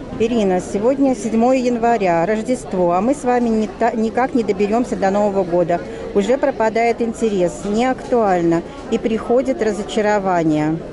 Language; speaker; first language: Russian; native; Russian